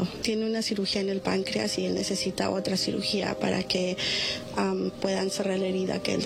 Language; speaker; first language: Spanish; native; Spanish